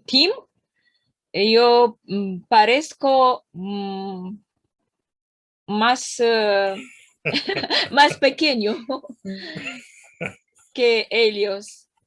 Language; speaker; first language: Spanish; non-native, learner; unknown